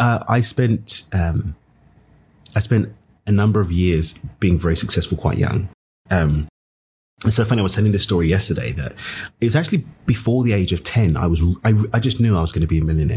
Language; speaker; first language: English; native; English